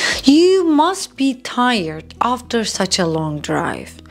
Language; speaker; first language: English; non-native, fluent; Turkish